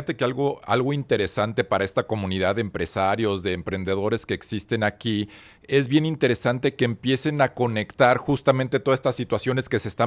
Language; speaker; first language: Spanish; native; Spanish